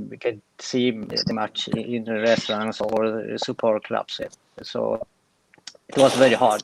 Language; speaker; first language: English; non-native, fluent; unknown